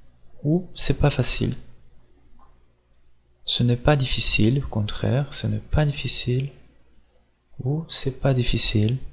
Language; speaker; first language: French; non-native, fluent; Portuguese